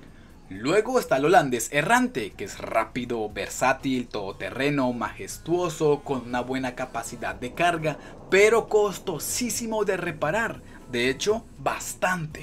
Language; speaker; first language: Spanish; native; Spanish